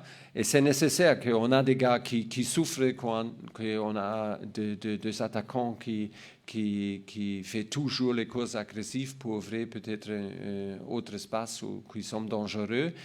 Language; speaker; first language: French; non-native, learner; German